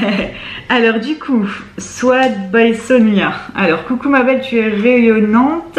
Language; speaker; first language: French; native; French